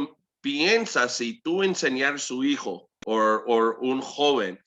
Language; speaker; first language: Spanish; early bilingual, heritage; English